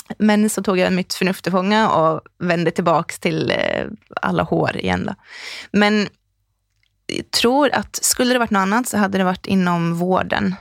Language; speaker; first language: Swedish; native; Swedish